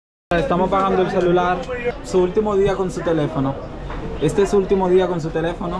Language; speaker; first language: Spanish; native; Spanish